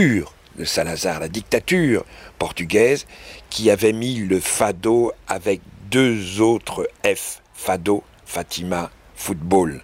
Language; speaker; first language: French; native; French